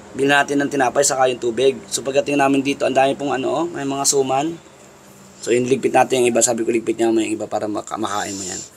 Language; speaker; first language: Filipino; native; Filipino